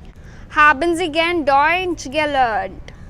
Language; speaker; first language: German; non-native, learner; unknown